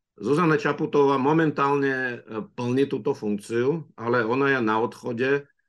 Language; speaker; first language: Slovak; non-native, fluent; Russian